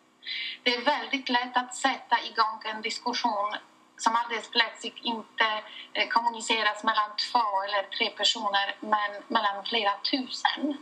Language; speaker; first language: Swedish; non-native, fluent; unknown